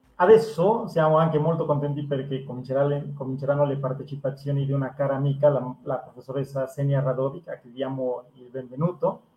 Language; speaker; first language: Italian; non-native, fluent; Spanish